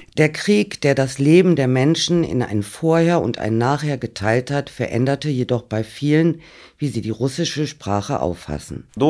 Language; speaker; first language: German; native; German